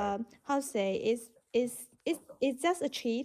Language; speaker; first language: English; non-native, learner; Chinese